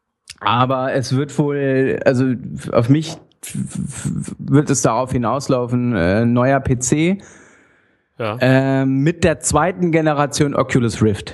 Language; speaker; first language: German; native; German